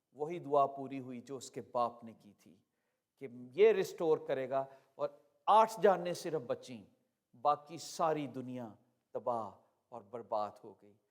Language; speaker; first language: Urdu; native; Urdu